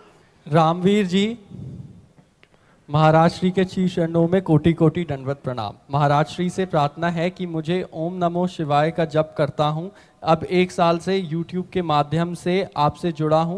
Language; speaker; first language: Hindi; native; Hindi